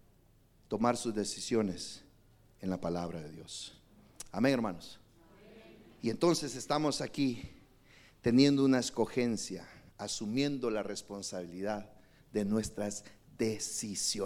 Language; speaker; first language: Spanish; native; Spanish